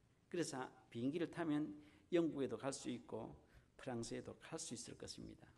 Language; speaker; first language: Korean; native; Korean